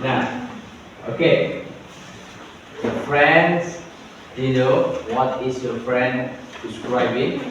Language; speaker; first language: English; non-native, learner; Indonesian